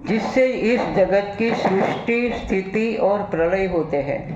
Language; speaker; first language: Hindi; non-native, local second language; Gujarati